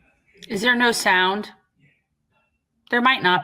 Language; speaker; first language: English; native; English